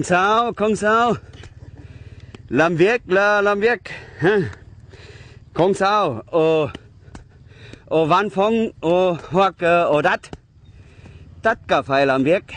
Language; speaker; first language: Vietnamese; non-native, learner; German